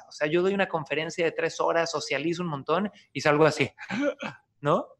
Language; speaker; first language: Spanish; native; Spanish